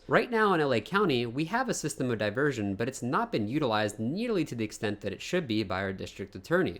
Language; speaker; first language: English; native; English